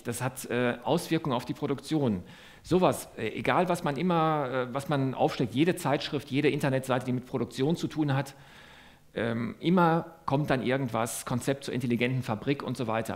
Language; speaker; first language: German; native; German